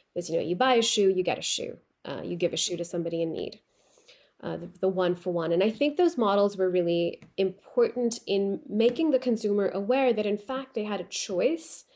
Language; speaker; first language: English; non-native, local second language; Urdu